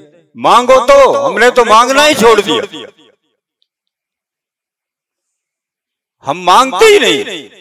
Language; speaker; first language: Urdu; native; Urdu